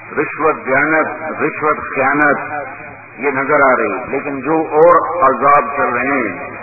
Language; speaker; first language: Urdu; non-native, local second language; Punjabi